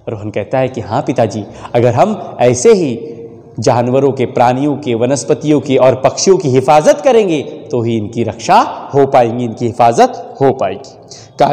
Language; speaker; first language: Hindi; non-native, local second language; Marathi